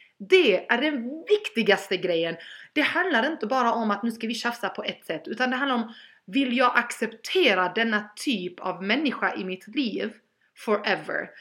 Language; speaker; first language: Swedish; early bilingual, other home language; Albanian